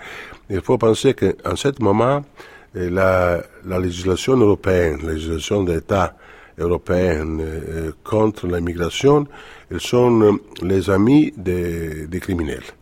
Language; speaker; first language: French; non-native, fluent; Italian